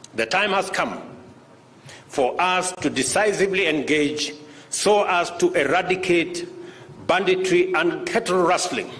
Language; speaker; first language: English; non-native, local second language; Kalenjin